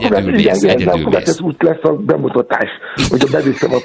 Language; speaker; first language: Hungarian; non-native, fluent; Yoruba